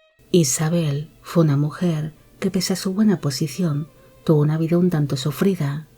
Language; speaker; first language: Spanish; native; Spanish